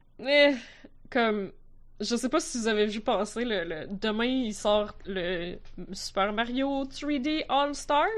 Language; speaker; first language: French; native; French